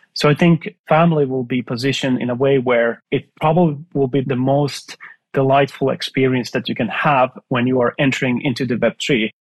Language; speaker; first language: English; non-native, fluent; Finnish